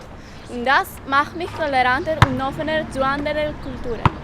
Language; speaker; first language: German; non-native, learner; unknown